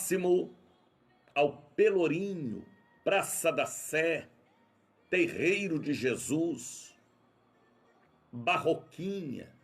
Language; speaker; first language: Portuguese; native; Portuguese